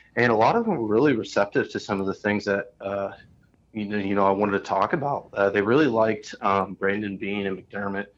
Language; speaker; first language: English; native; English